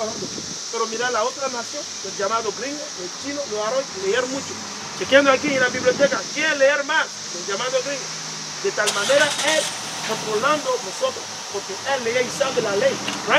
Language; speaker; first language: Spanish; non-native, learner; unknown